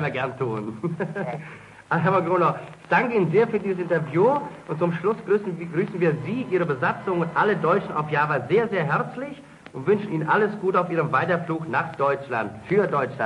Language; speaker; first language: German; native; German